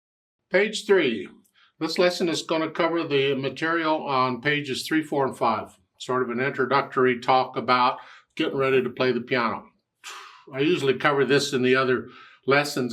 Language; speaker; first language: English; native; English